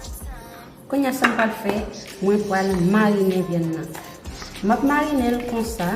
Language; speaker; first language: French; early bilingual, heritage; Haitian Creole